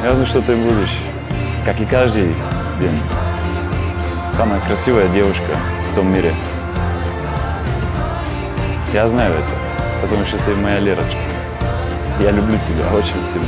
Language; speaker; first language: Russian; non-native, learner; Bulgarian